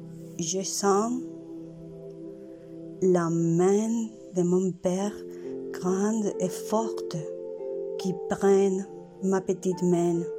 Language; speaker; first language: French; non-native, learner; Spanish